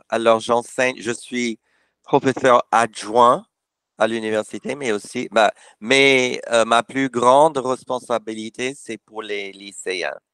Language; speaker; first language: French; non-native, fluent; English